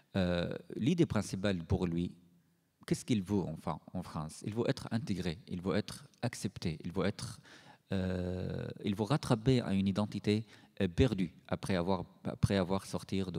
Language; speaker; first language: French; non-native, fluent; Arabic